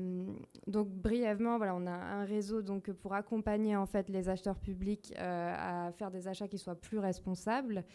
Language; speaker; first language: French; native; French